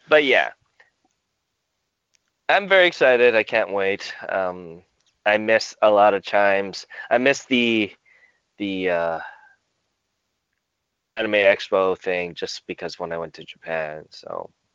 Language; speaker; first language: English; native; English